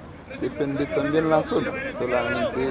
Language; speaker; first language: Spanish; non-native, learner; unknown